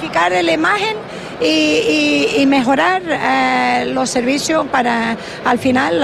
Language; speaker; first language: Spanish; non-native, fluent; English